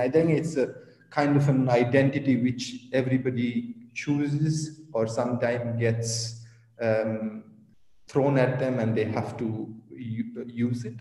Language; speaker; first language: English; non-native, local second language; Pashto